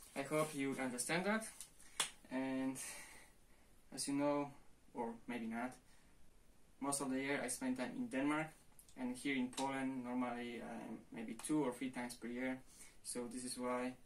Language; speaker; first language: English; non-native, fluent; Polish